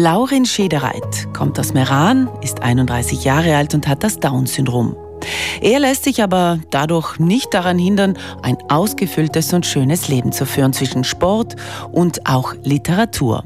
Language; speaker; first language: German; native; German